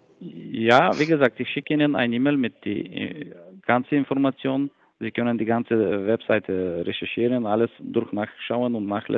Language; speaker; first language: German; non-native, fluent; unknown